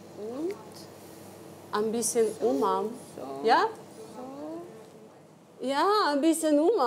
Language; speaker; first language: German; non-native, learner; Ukrainian